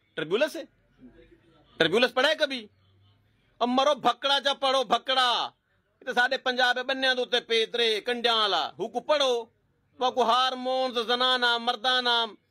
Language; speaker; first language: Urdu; non-native, local second language; Punjabi